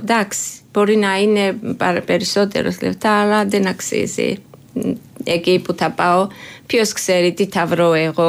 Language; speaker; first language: Greek; non-native, learner; Georgian